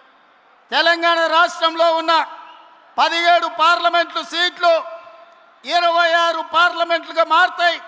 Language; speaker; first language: Telugu; native; Telugu